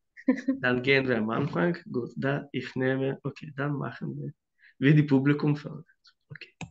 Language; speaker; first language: German; non-native, fluent; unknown